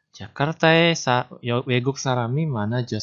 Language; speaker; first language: Korean; non-native, fluent; Indonesian